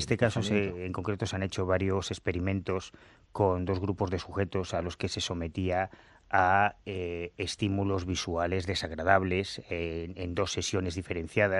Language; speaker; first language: Spanish; native; Spanish